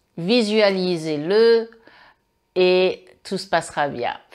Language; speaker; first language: French; native; French